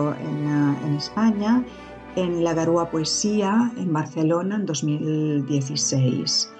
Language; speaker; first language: Spanish; non-native, fluent; Romanian